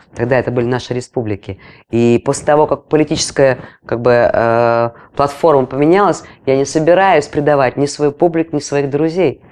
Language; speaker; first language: Russian; non-native, local second language; Latvian